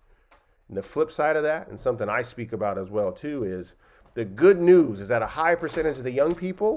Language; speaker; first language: English; native; English